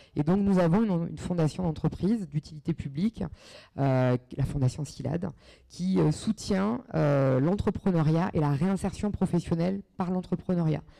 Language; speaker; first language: French; native; French